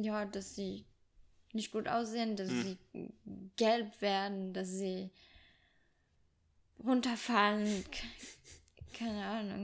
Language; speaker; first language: German; non-native, fluent; French